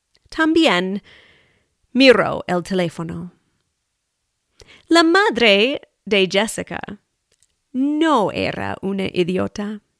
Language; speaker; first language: Spanish; non-native, fluent; English